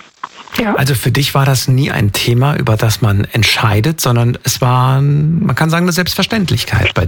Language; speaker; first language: German; native; German